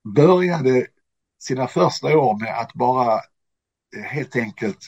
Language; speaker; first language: Swedish; native; Swedish